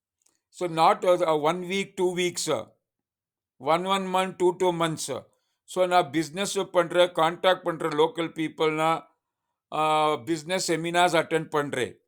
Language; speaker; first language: Tamil; non-native, learner; Kannada